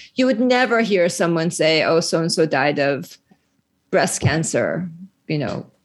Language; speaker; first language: English; early bilingual, other home language; Persian